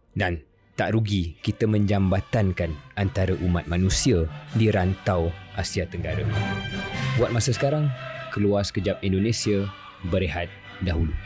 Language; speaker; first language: Malay; native; Malay